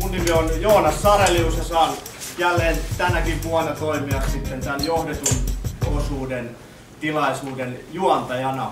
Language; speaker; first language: Finnish; native; Finnish